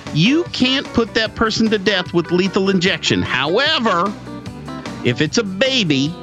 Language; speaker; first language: English; native; English